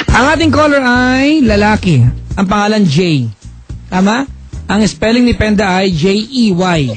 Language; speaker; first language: Filipino; non-native, local second language; Iloko